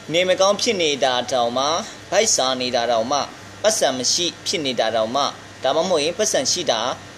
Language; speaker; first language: Burmese; native; Burmese